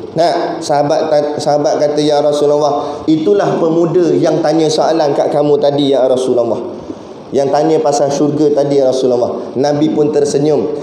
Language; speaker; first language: Malay; native; Malay